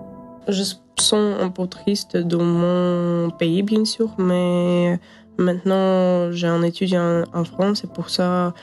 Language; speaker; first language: French; non-native, learner; Ukrainian